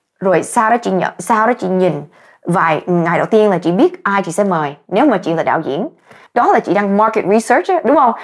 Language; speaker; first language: Vietnamese; early bilingual, heritage; Vietnamese